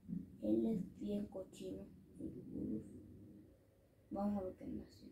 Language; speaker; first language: Spanish; early bilingual, heritage; Spanish